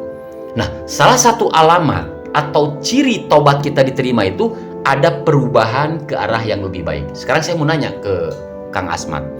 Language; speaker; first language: Indonesian; native; Indonesian